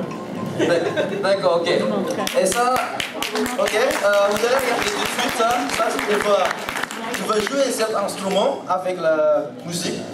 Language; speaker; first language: French; non-native, learner; Indonesian